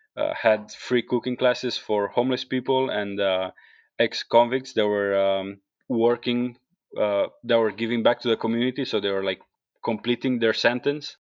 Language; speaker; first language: English; non-native, fluent; Italian